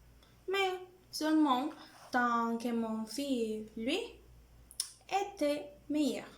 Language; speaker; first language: French; non-native, learner; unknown